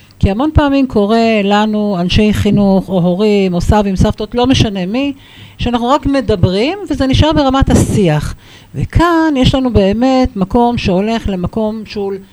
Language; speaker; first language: Hebrew; native; Hebrew